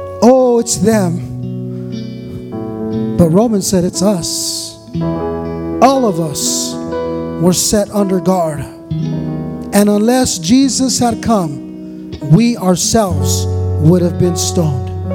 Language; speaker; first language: English; native; English